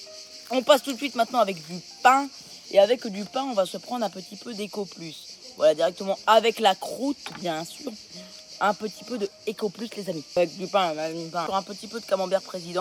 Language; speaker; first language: French; native; French